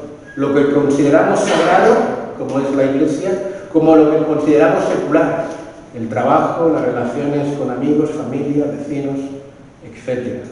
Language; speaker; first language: Spanish; native; Spanish